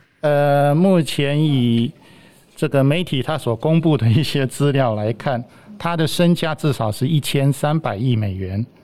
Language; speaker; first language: Chinese; native; Chinese